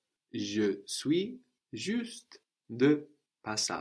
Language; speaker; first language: French; non-native, fluent; English